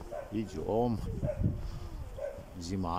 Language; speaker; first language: Russian; native; Russian